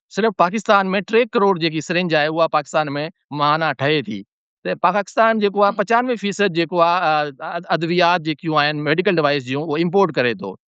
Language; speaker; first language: Sindhi; non-native, local second language; Urdu